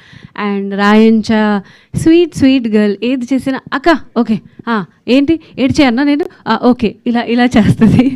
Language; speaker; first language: Telugu; non-native, learner; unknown